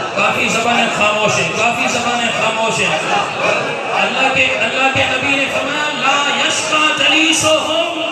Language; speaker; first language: Urdu; non-native, local second language; Sindhi